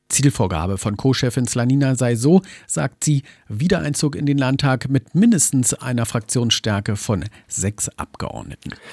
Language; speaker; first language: German; native; German